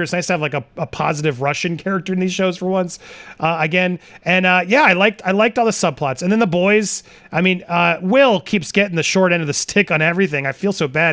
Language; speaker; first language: English; native; English